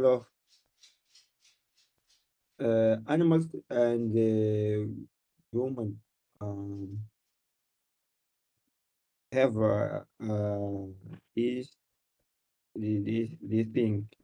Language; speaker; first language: English; non-native, learner; Portuguese